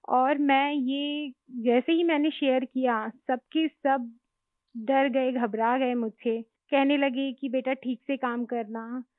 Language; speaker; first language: Hindi; native; Hindi